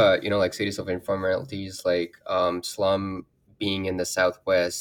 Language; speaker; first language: English; non-native, local second language; Urdu